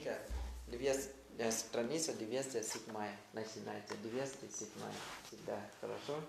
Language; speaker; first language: Russian; non-native, learner; Thai